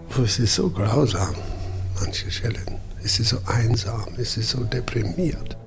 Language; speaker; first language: German; non-native, fluent; English